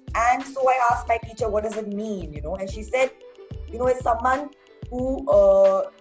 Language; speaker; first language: English; non-native, local second language; Hindi